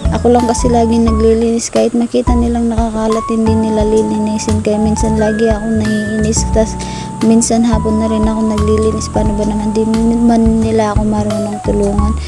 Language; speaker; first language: Filipino; non-native, local second language; Pampanga